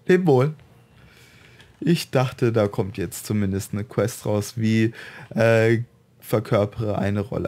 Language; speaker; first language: German; native; German